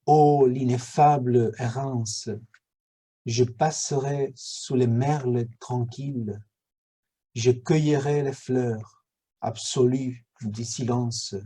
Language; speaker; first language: French; non-native, fluent; Spanish